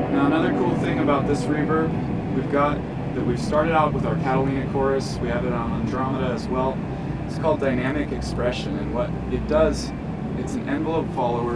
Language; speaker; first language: English; native; English